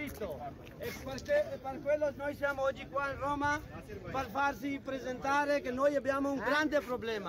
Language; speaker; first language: Italian; non-native, fluent; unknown